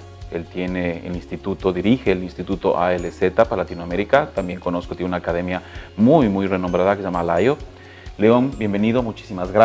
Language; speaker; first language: Spanish; native; Spanish